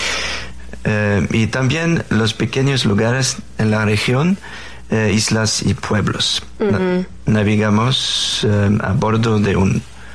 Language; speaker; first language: Spanish; non-native, fluent; Faroese